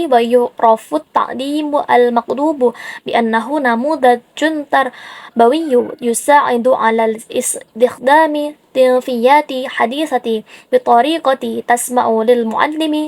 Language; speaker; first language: Arabic; non-native, learner; Indonesian